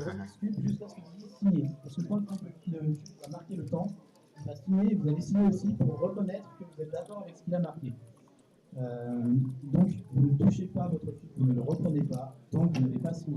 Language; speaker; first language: French; native; French